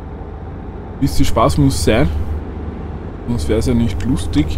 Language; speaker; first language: German; native; German